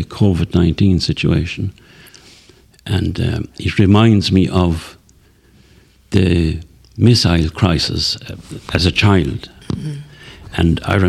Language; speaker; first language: English; native; English